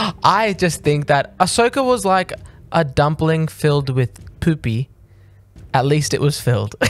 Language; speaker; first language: English; native; English